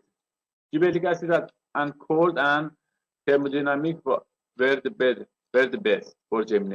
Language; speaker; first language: English; non-native, learner; Persian